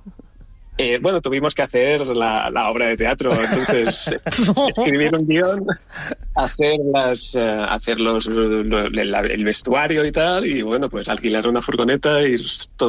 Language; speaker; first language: Spanish; native; Spanish